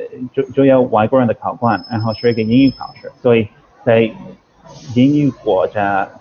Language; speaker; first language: Chinese; non-native, fluent; English